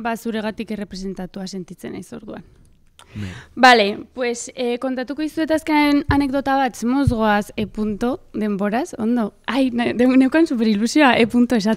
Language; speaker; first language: Basque; native; Basque